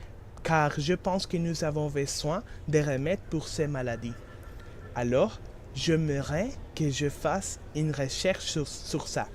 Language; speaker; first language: French; non-native, learner; Spanish